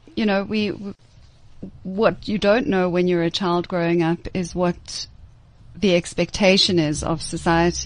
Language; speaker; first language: English; native; English